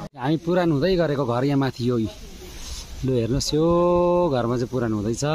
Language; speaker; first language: Nepali; native; Nepali